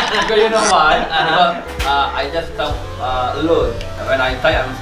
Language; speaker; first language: English; non-native, learner; Malay